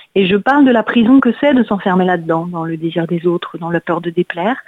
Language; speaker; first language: French; native; French